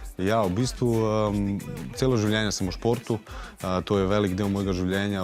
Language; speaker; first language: Slovenian; early bilingual, other home language; Serbian